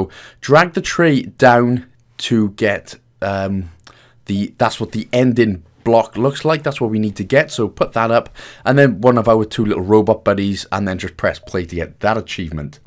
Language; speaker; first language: English; native; English